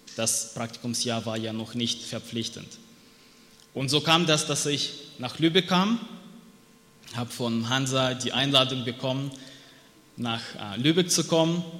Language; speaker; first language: German; non-native, fluent; Russian